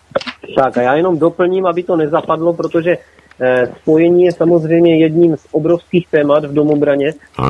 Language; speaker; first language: Czech; native; Czech